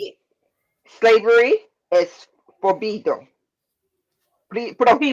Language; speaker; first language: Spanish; non-native, learner; English